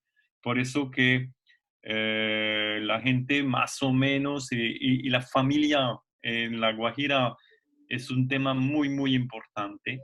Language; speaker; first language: Spanish; non-native, fluent; French